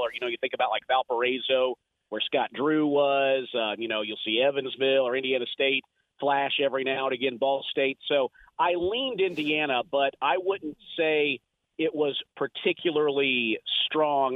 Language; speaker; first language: English; native; English